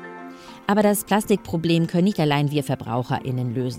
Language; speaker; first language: German; native; German